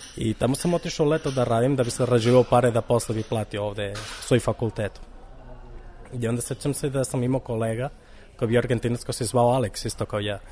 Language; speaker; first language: Serbian; non-native, fluent; Catalan